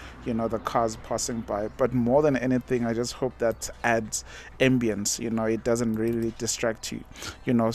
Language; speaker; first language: English; non-native, local second language; Zulu